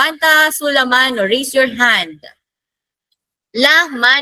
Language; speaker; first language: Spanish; non-native, learner; Filipino